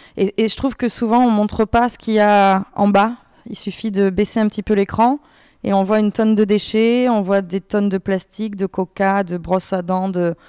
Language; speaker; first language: French; native; French